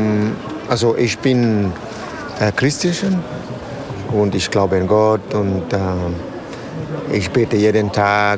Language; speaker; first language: German; non-native, learner; Spanish